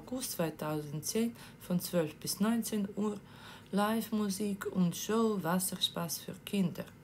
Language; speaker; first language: German; non-native, fluent; Ukrainian